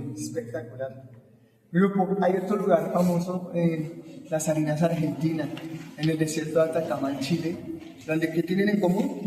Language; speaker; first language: Spanish; native; Spanish